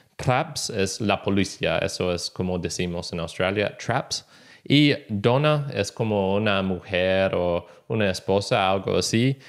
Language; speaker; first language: Spanish; non-native, fluent; English